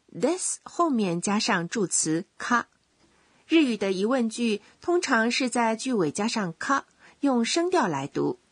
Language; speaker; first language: Chinese; native; Chinese